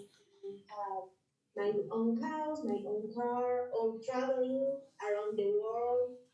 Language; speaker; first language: English; non-native, learner; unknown